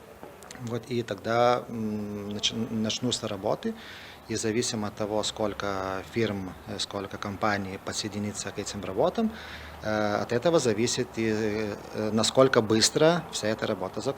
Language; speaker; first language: Russian; non-native, fluent; Lithuanian